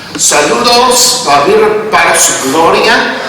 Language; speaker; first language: Spanish; non-native, learner; English